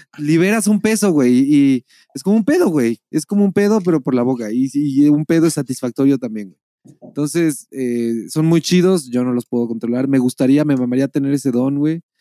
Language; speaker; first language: Spanish; native; Spanish